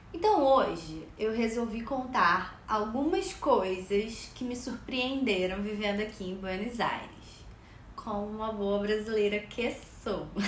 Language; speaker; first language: Portuguese; native; Portuguese